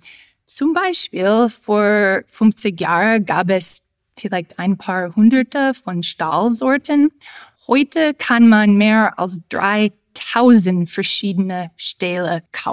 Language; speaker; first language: German; non-native, fluent; English